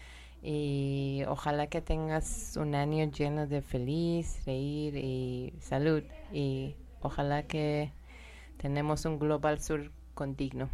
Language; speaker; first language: Spanish; non-native, learner; Persian